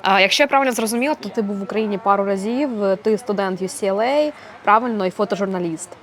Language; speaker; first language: Ukrainian; native; Ukrainian